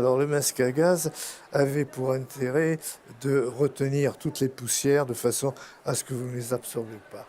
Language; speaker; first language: French; native; French